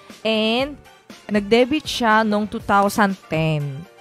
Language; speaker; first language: Filipino; non-native, fluent; Korean